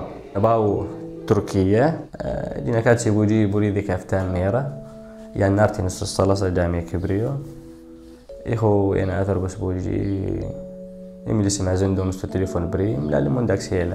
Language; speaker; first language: Greek; non-native, learner; Arabic